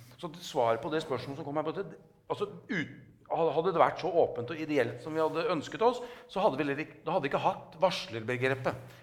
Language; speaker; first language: Norwegian; native; Norwegian